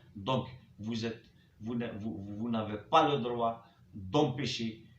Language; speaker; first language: French; non-native, local second language; Arabic